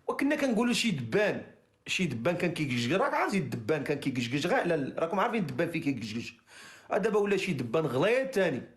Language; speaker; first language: Arabic; native; Arabic